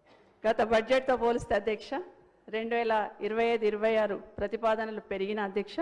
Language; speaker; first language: Telugu; native; Telugu